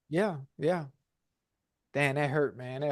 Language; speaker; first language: English; native; English